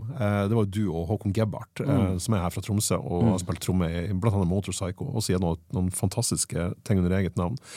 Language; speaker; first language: Norwegian; native; Norwegian